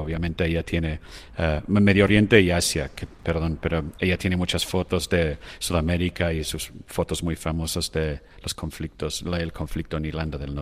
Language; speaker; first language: Spanish; non-native, fluent; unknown